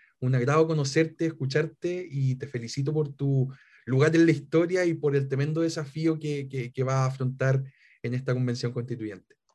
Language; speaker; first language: Spanish; native; Spanish